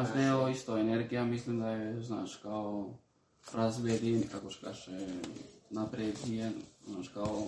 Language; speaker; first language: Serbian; early bilingual, heritage; Spanish